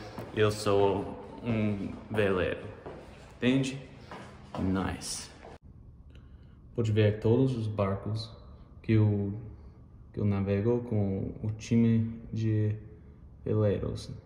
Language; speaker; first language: Portuguese; early bilingual, heritage; English